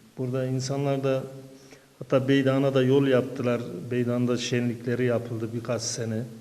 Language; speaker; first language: Turkish; native; Turkish